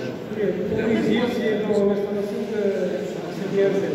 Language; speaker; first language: French; non-native, local second language; Arabic